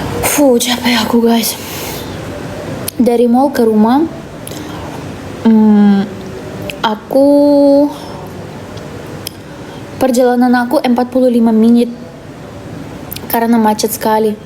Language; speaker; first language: Indonesian; non-native, fluent; Russian